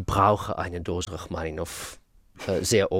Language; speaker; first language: German; non-native, fluent; Russian